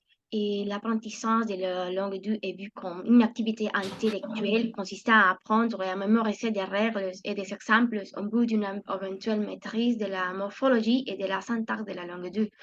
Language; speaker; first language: French; non-native, learner; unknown